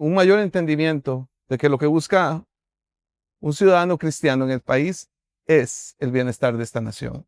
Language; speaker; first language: Spanish; native; Spanish